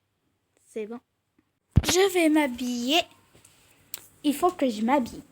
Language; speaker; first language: French; non-native, learner; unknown